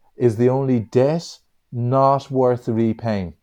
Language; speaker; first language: English; native; English